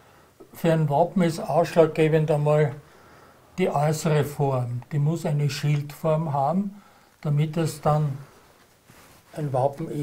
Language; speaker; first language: German; native; German